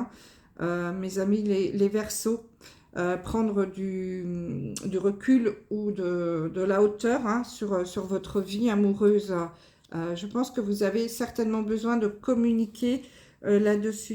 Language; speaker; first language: French; native; French